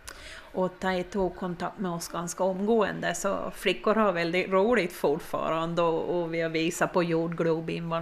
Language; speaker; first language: Swedish; native; Swedish